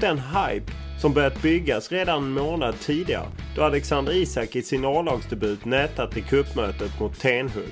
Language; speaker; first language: Swedish; native; Swedish